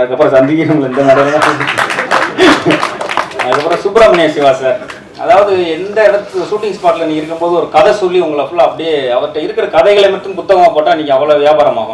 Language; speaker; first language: Tamil; native; Tamil